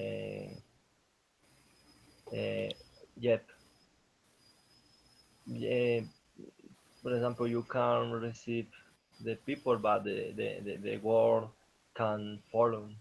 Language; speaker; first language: English; non-native, learner; Spanish